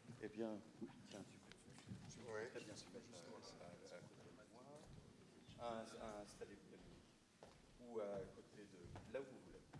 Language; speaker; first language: French; native; French